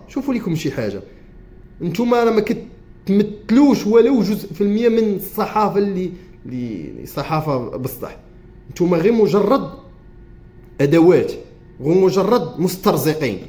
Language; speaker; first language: Arabic; native; Arabic